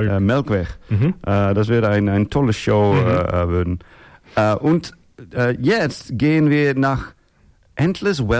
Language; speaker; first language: German; non-native, learner; Dutch